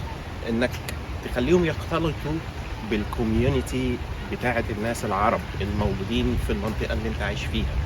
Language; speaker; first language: Arabic; native; Arabic